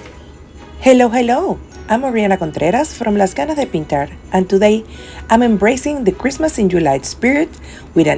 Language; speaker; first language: English; non-native, fluent; Spanish